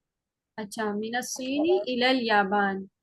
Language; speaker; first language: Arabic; non-native, fluent; Urdu